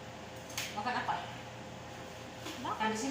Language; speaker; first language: Indonesian; non-native, learner; Filipino